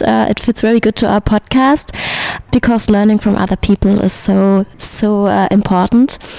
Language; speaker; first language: English; non-native, fluent; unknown